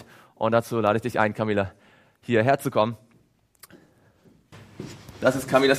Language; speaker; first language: German; native; German